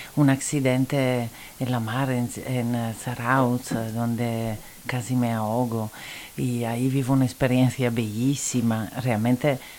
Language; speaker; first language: Spanish; non-native, fluent; Italian